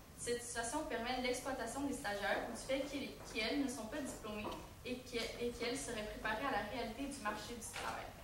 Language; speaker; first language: French; native; French